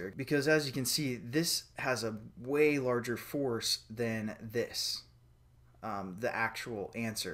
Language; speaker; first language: English; native; English